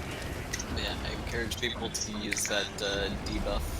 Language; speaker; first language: English; native; English